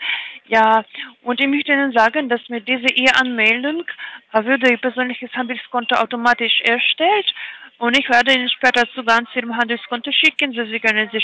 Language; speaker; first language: German; non-native, fluent; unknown